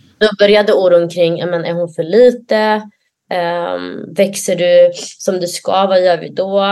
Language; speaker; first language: Swedish; early bilingual, other home language; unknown